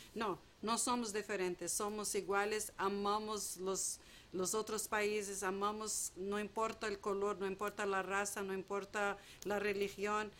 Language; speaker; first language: Spanish; non-native, fluent; Portuguese